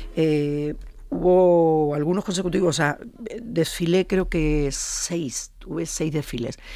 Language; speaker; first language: Spanish; native; Spanish